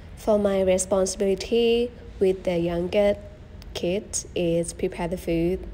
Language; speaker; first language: English; non-native, learner; Thai